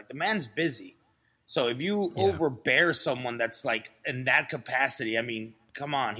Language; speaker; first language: English; early bilingual, other home language; Spanish